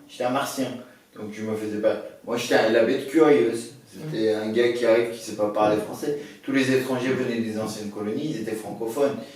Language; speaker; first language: French; early bilingual, other home language; Persian